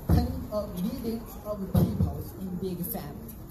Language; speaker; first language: English; non-native, fluent; Chinese